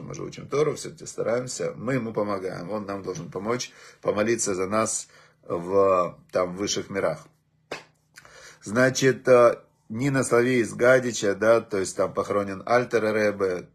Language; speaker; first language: Russian; native; Russian